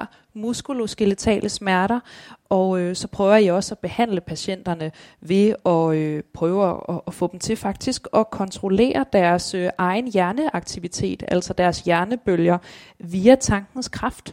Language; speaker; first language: Danish; native; Danish